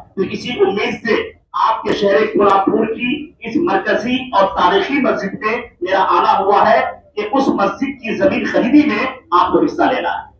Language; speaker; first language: Urdu; native; Urdu